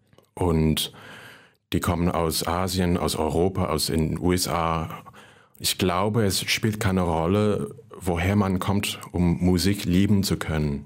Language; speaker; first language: German; non-native, fluent; Cantonese